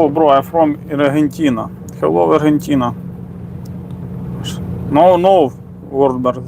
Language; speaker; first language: English; non-native, learner; Ukrainian